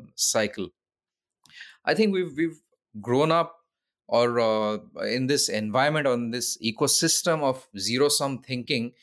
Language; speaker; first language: English; non-native, local second language; Odia